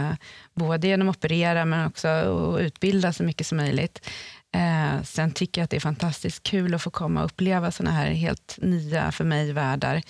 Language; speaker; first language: Swedish; native; Swedish